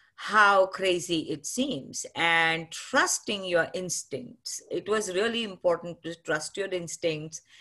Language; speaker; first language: English; non-native, local second language; Marathi